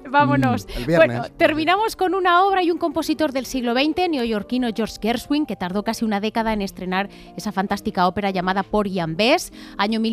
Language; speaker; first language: Spanish; native; Spanish